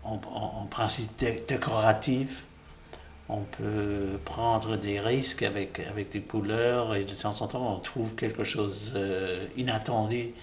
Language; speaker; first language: French; non-native, fluent; English